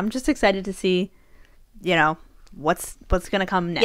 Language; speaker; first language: English; native; English